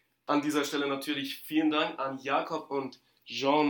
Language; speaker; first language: German; native; German